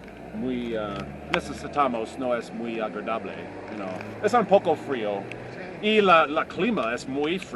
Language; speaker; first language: Spanish; non-native, learner; English